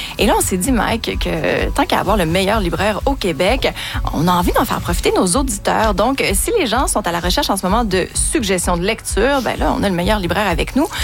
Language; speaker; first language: French; native; French